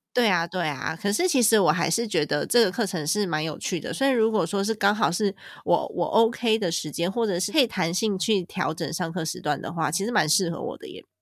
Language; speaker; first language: Chinese; native; Chinese